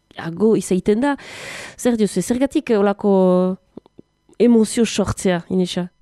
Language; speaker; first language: Basque; native; Basque